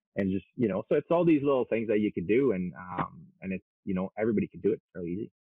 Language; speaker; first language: English; non-native, fluent; French